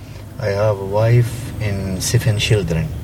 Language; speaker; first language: English; non-native, learner; Arabic